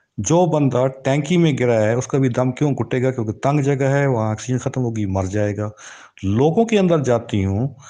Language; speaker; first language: Urdu; native; Urdu